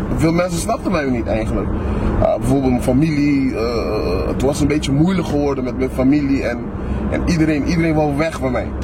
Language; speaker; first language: Dutch; non-native, local second language; Papiamento